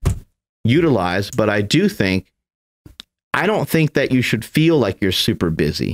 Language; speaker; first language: English; native; English